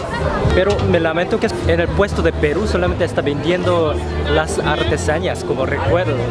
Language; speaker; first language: Spanish; non-native, fluent; Korean